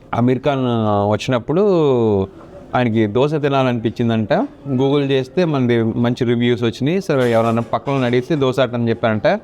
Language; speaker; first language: Telugu; native; Telugu